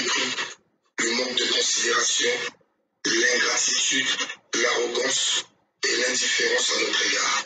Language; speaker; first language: French; non-native, local second language; Lingala